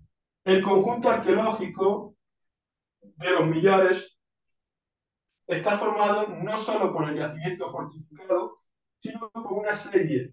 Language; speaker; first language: Spanish; native; Spanish